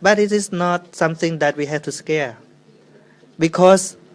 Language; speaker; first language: English; non-native, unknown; Khmer